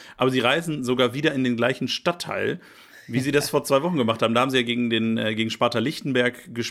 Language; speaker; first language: German; native; German